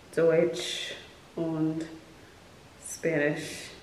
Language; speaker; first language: German; non-native, learner; English